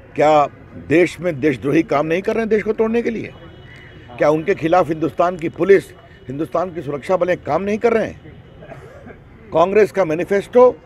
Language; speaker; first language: Hindi; native; Hindi